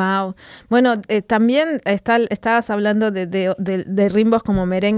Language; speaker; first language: Spanish; native; Spanish